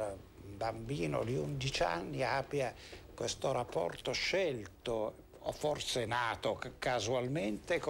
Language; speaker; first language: Italian; native; Italian